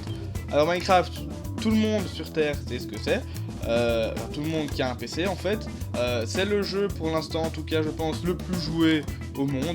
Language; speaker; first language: French; native; French